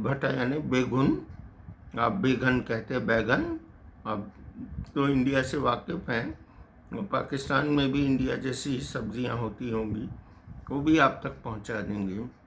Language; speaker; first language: Hindi; native; Hindi